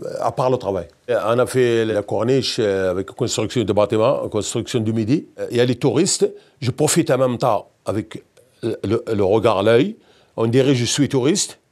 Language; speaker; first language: French; non-native, local second language; Berber languages